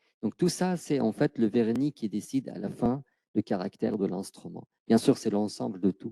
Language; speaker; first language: French; non-native, fluent; Arabic